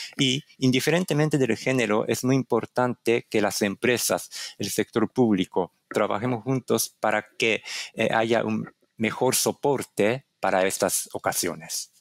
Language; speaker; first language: Spanish; non-native, fluent; Japanese